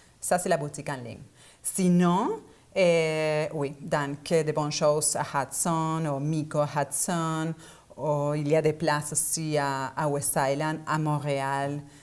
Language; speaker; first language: French; non-native, fluent; Spanish